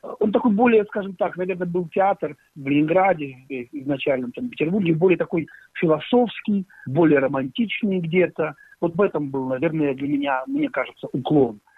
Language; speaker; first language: Russian; native; Russian